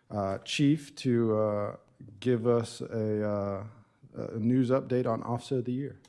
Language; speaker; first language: English; native; English